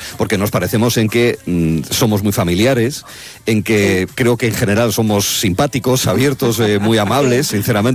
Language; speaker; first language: Spanish; native; Spanish